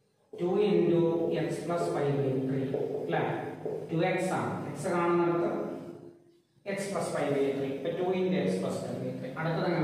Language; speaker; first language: Malayalam; native; Malayalam